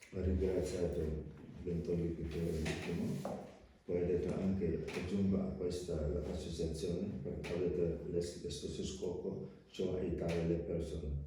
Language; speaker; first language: Italian; non-native, fluent; Wolof